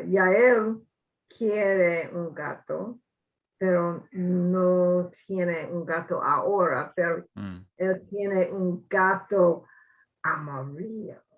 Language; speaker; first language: Spanish; non-native, learner; English